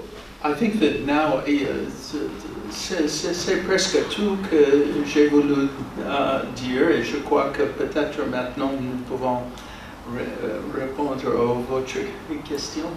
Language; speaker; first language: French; non-native, learner; English